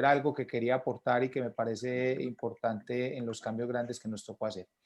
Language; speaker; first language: Spanish; native; Spanish